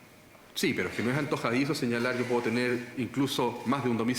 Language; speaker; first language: Spanish; native; Spanish